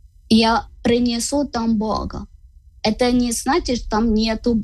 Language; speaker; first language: Ukrainian; non-native, learner; Malayalam